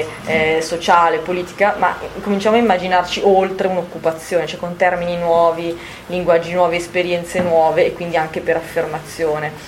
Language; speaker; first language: Italian; native; Italian